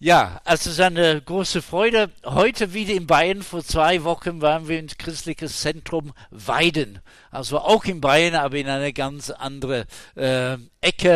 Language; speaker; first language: German; non-native, fluent; English